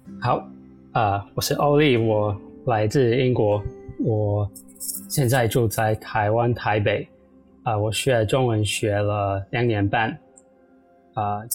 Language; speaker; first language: Chinese; non-native, fluent; English